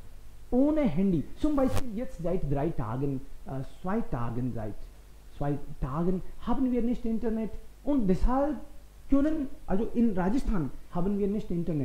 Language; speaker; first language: German; non-native, fluent; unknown